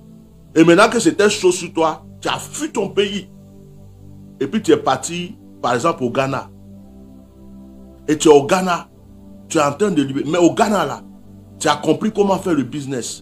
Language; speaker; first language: French; non-native, local second language; Baoulé